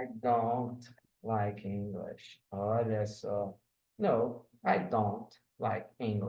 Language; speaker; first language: English; non-native, fluent; Portuguese